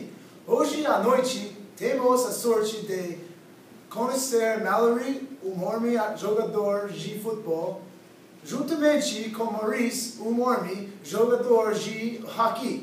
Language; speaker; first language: Portuguese; non-native, learner; English